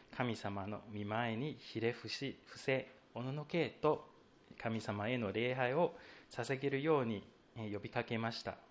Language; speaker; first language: Japanese; non-native, fluent; Chinese